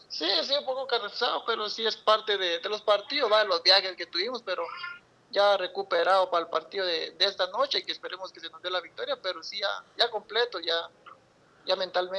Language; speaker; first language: Spanish; native; Spanish